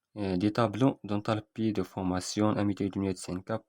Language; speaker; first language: French; non-native, local second language; Arabic